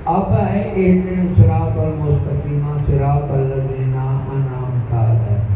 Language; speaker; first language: Urdu; native; Urdu